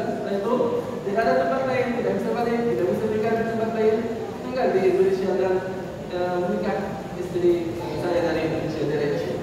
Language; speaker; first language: Indonesian; non-native, learner; Arabic